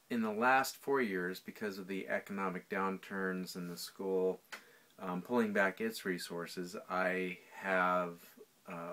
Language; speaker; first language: English; native; English